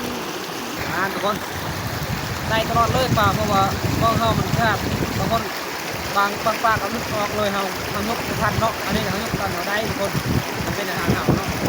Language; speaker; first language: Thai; non-native, local second language; Northeastern Thai